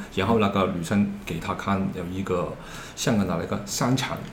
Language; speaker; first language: Chinese; non-native, learner; Cantonese